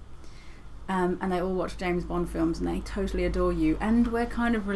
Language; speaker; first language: English; native; English